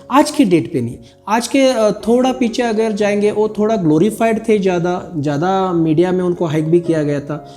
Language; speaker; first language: Hindi; non-native, local second language; Marathi